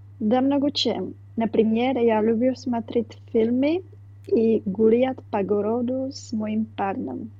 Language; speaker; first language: Russian; non-native, learner; Czech